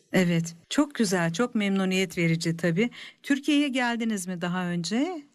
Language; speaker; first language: Turkish; native; Turkish